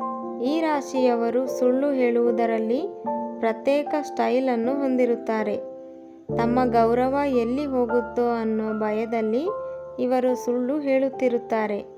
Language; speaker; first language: Kannada; native; Kannada